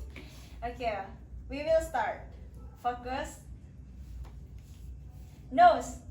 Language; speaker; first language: English; non-native, learner; Indonesian